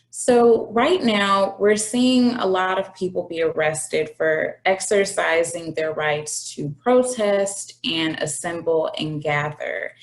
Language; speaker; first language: English; native; English